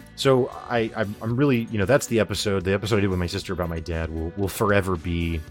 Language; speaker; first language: English; native; English